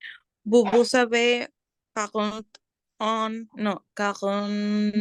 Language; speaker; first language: French; non-native, learner; Spanish